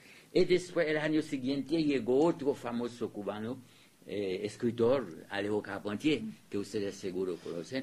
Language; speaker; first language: Spanish; non-native, fluent; French